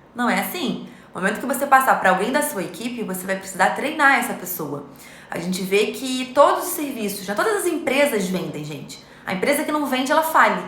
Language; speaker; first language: Portuguese; native; Portuguese